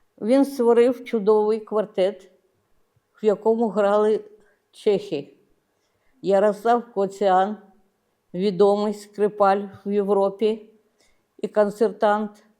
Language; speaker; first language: Ukrainian; non-native, local second language; Russian